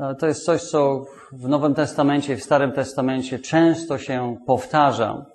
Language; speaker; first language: Polish; non-native, fluent; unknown